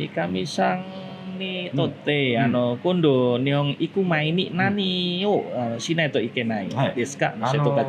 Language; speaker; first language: Japanese; non-native, fluent; Indonesian